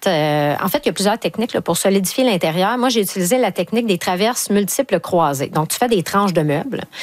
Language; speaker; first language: French; native; French